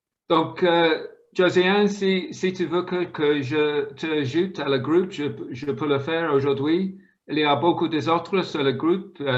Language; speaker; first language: French; non-native, fluent; English